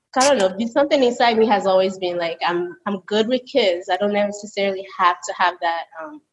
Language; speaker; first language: English; early bilingual, other home language; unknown